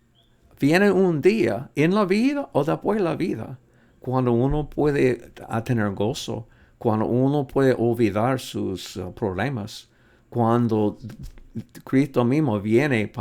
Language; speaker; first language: Spanish; non-native, fluent; English